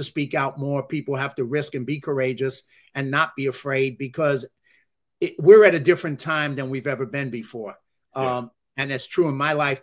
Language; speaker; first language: English; native; English